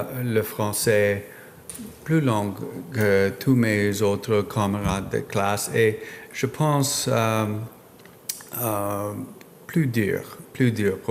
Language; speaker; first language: French; non-native, learner; English